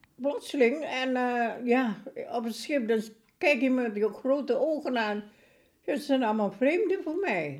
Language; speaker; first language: Dutch; non-native, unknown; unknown